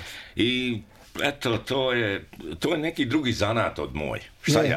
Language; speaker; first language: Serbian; early bilingual, heritage; Serbian